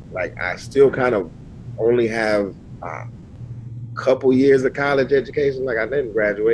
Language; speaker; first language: English; native; English